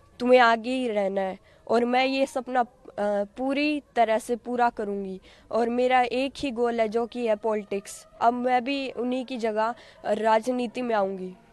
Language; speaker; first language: Hindi; native; Hindi